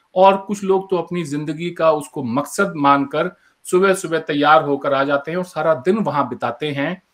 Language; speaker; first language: Hindi; native; Hindi